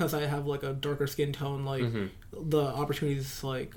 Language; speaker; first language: English; native; English